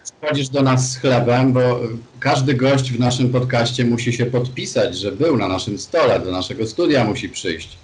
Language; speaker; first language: Polish; native; Polish